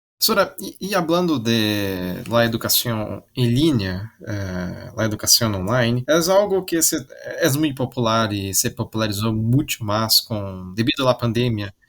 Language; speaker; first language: Spanish; non-native, learner; Portuguese